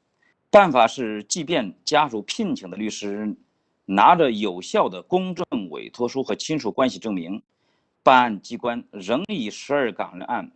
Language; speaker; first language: Chinese; native; Chinese